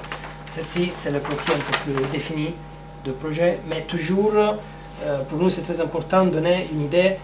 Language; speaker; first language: French; non-native, fluent; Italian